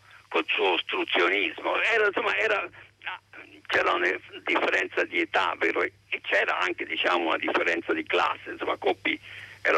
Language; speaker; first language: Italian; native; Italian